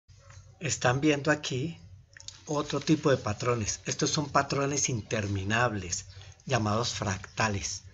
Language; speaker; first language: Spanish; native; Spanish